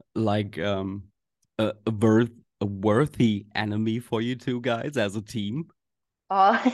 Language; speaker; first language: English; non-native, fluent; German